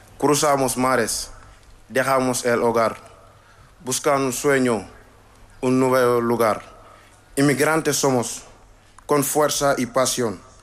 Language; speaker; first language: Spanish; non-native, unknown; Wolof